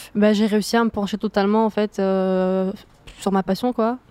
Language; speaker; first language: French; native; French